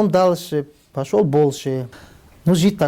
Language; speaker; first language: Russian; non-native, learner; Tajik